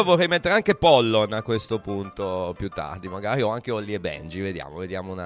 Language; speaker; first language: Italian; native; Italian